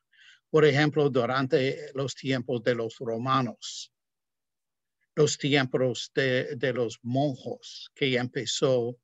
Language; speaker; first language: Spanish; non-native, fluent; English